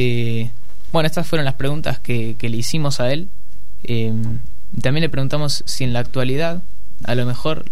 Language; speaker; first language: Spanish; native; Spanish